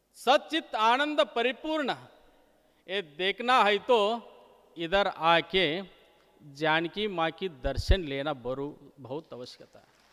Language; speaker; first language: Hindi; non-native, local second language; Marathi